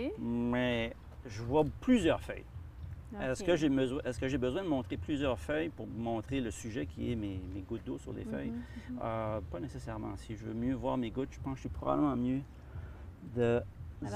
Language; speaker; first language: French; native; French